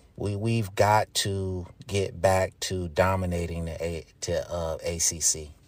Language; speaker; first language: English; native; English